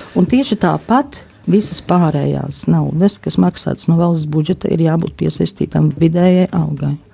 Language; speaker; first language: Latvian; native; Latvian